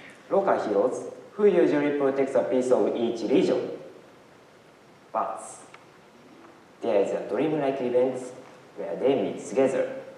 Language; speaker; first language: English; non-native, learner; Japanese